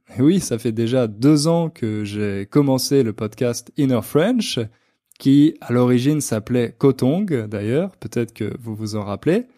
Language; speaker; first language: French; native; French